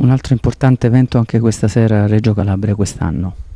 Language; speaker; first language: Italian; native; Italian